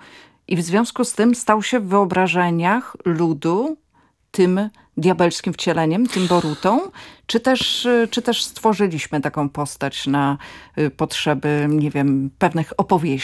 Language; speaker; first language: Polish; native; Polish